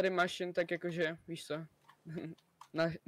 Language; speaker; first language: Czech; native; Czech